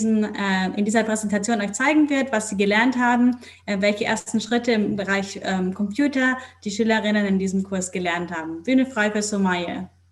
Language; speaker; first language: German; native; German